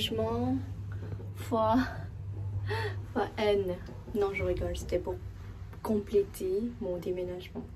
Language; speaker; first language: French; non-native, fluent; Vietnamese